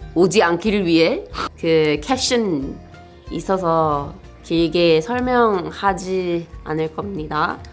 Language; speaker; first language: Korean; non-native, fluent; English